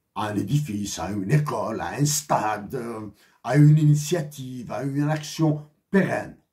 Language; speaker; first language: French; non-native, local second language; Kabyle